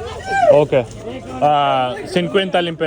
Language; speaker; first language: Spanish; non-native, learner; Hindi